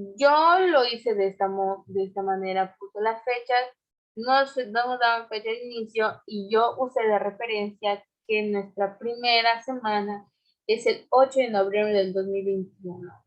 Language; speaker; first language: Spanish; native; Spanish